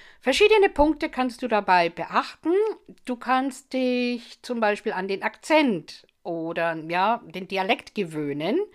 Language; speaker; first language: German; non-native, fluent; English